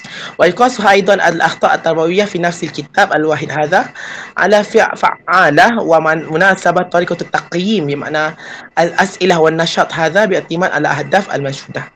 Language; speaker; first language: Arabic; non-native, fluent; Malay